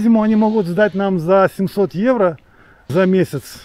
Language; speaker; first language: Russian; native; Russian